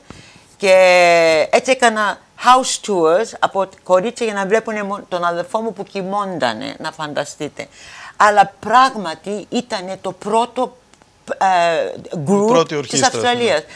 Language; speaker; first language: Greek; early bilingual, heritage; Greek